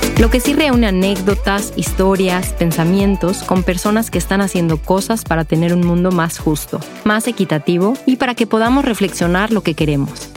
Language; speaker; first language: Spanish; native; Spanish